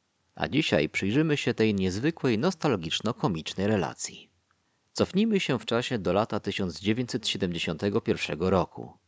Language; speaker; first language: Polish; native; Polish